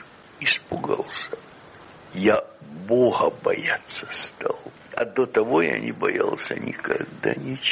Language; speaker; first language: Russian; native; Russian